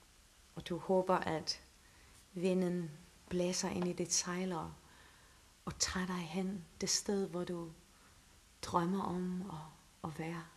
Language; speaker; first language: Danish; non-native, local second language; Faroese